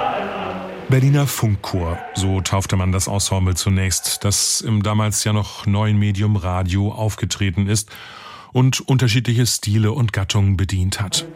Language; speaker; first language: German; native; German